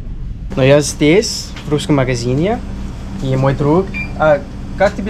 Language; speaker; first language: Russian; non-native, learner; English